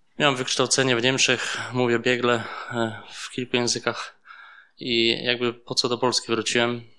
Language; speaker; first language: Polish; early bilingual, heritage; Polish